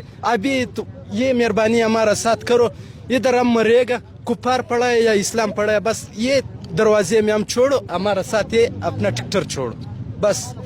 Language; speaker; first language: Hindi; non-native, local second language; Pashto